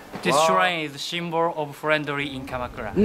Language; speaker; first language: English; non-native, learner; Japanese